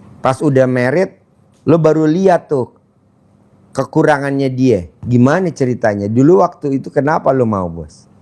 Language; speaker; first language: Indonesian; native; Indonesian